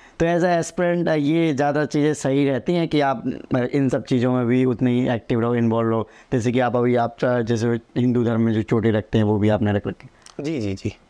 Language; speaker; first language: Hindi; native; Hindi